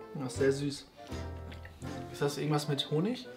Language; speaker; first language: German; native; German